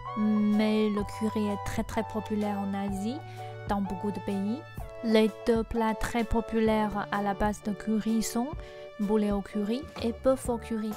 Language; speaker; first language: French; non-native, fluent; Chinese